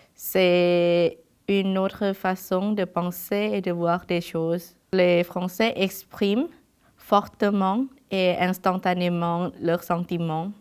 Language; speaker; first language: French; non-native, fluent; Thai